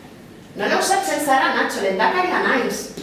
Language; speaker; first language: Basque; non-native, learner; Spanish